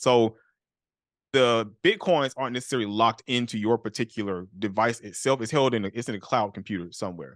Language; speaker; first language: English; native; English